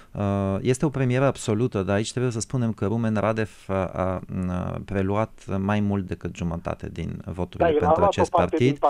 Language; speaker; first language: Romanian; non-native, fluent; Bulgarian